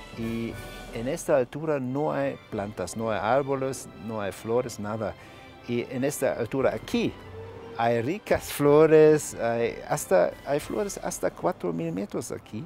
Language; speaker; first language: Spanish; non-native, fluent; German